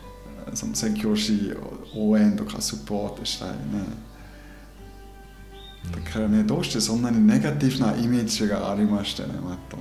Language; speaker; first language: Japanese; non-native, fluent; German